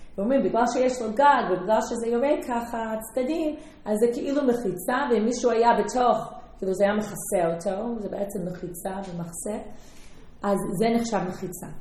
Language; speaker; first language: Hebrew; non-native, fluent; English